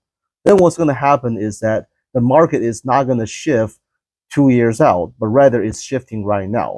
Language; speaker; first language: English; non-native, fluent; Chinese